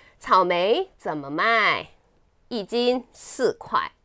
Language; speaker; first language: Chinese; non-native, fluent; Korean